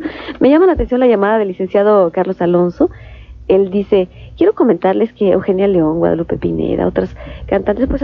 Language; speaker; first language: Spanish; native; Spanish